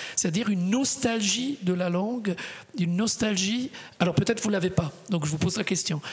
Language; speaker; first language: French; non-native, fluent; Italian